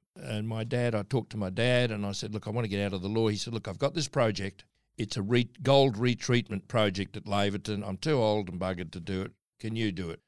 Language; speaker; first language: English; native; English